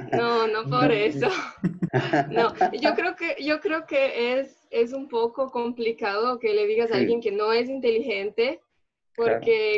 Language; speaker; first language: Spanish; early bilingual, other home language; Portuguese